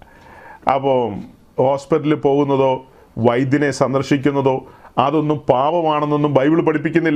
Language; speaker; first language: Malayalam; native; Malayalam